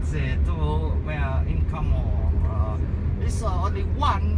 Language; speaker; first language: English; non-native, learner; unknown